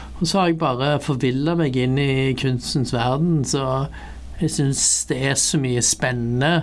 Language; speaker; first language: Norwegian; early bilingual, other home language; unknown